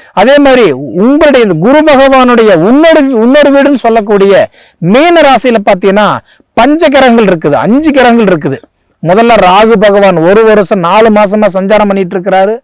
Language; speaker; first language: Tamil; native; Tamil